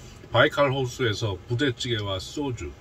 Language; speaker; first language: Korean; native; Korean